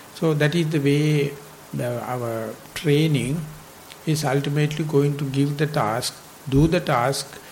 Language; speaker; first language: English; non-native, local second language; Sinhala